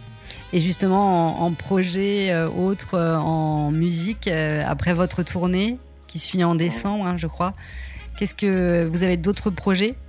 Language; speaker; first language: French; native; French